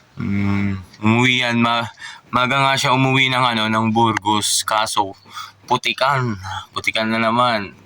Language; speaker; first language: Filipino; native; Filipino